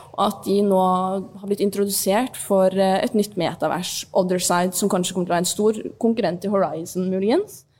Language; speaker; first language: Norwegian; early bilingual, other home language; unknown